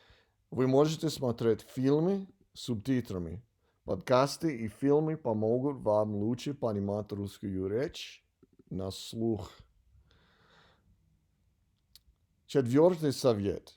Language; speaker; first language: Russian; non-native, learner; English